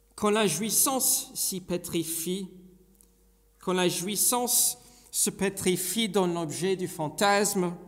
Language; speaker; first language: French; non-native, fluent; English